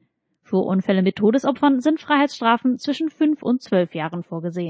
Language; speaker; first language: German; native; German